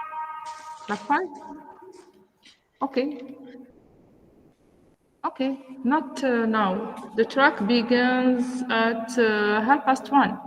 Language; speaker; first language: English; non-native, learner; Arabic